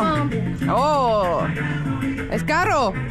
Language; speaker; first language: Spanish; non-native, learner; French